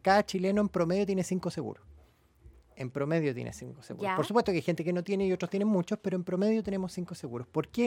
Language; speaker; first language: Spanish; native; Spanish